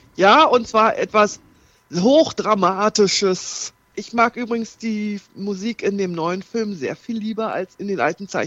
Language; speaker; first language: German; native; German